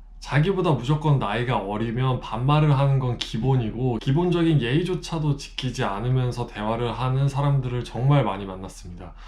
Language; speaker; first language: Korean; native; Korean